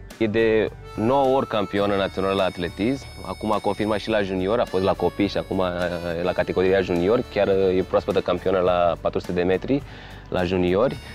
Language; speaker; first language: Romanian; native; Romanian